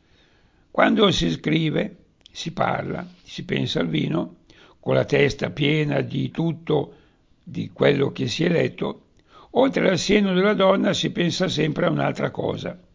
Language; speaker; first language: Italian; native; Italian